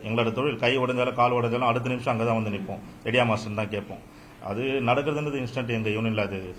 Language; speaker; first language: Tamil; native; Tamil